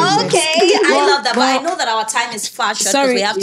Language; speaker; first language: English; native; English